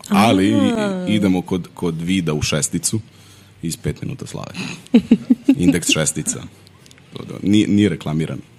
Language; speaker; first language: Serbian; native; Serbian